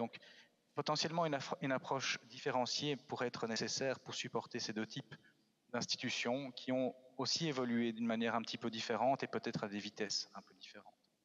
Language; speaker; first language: French; native; French